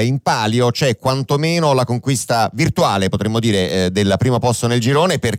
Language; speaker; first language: Italian; native; Italian